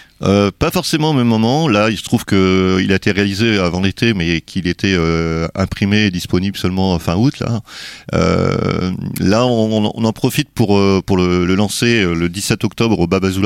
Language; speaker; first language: French; native; French